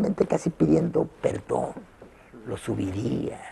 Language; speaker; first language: Spanish; native; Spanish